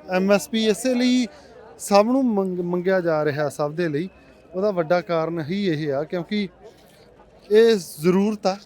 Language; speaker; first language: Punjabi; native; Punjabi